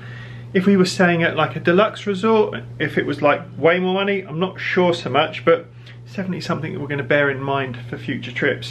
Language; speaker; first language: English; native; English